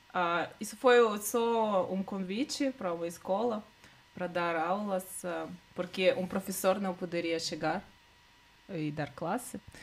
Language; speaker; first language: Portuguese; non-native, learner; Russian